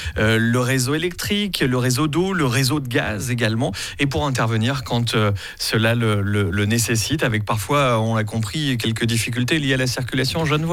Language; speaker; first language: French; native; French